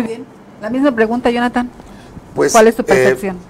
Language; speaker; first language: Spanish; native; Spanish